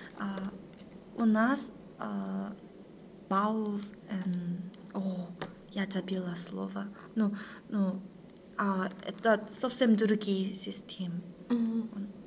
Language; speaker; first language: Russian; non-native, learner; Korean